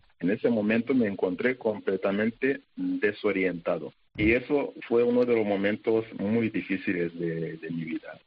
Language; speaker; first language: Spanish; non-native, fluent; Kinyarwanda